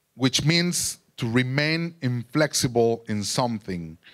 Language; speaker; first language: English; non-native, fluent; Spanish